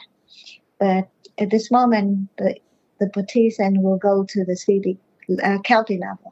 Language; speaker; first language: English; non-native, fluent; Vietnamese